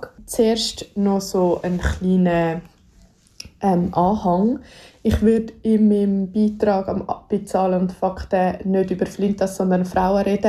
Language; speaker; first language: German; native; German